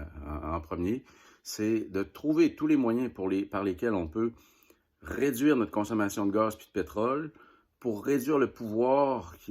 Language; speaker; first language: French; native; French